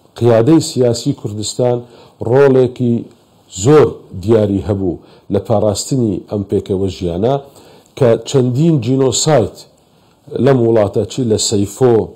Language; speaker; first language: Central Kurdish; non-native, local second language; Assyrian Neo-Aramaic